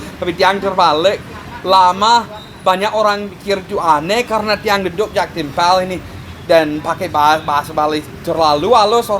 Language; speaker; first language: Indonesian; non-native, fluent; English